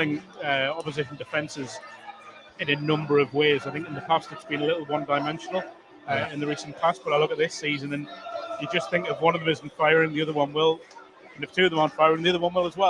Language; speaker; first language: English; native; English